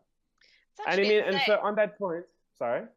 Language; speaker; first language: English; native; English